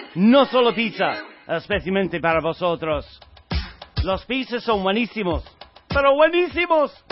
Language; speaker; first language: Spanish; non-native, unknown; English